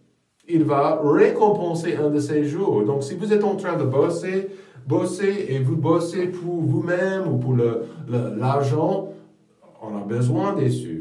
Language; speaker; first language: French; non-native, fluent; English